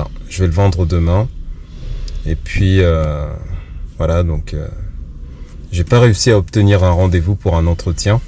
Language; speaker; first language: French; native; French